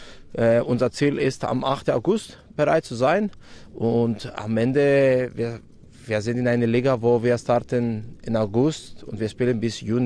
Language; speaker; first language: German; non-native, fluent; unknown